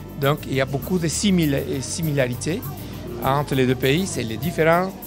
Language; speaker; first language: French; non-native, fluent; Spanish